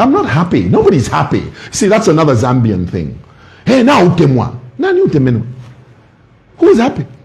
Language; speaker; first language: English; non-native, local second language; Bemba